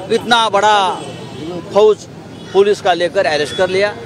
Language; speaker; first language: Hindi; non-native, local second language; Marathi